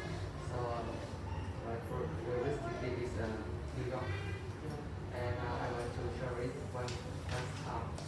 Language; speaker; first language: English; non-native, learner; Vietnamese